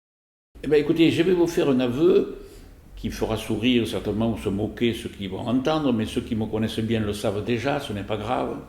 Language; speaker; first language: French; native; French